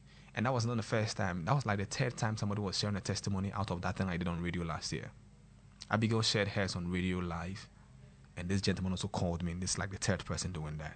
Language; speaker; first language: English; non-native, local second language; Akan